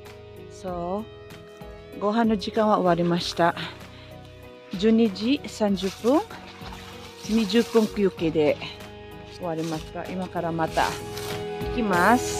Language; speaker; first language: Japanese; non-native, learner; Filipino